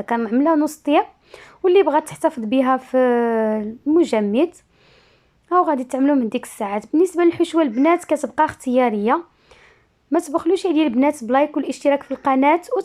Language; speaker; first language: Arabic; native; Arabic